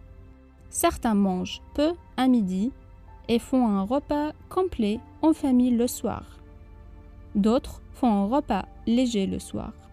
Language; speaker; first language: French; non-native, fluent; Arabic